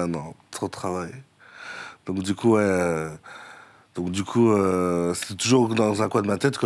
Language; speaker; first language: French; native; French